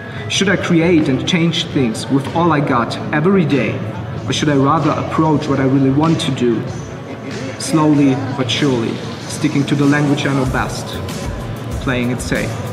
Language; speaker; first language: English; non-native, fluent; German